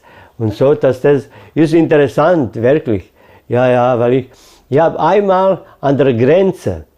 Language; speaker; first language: German; early bilingual, heritage; German